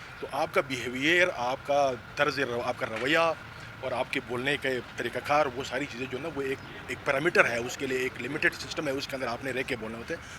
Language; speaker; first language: Urdu; non-native, local second language; Pashto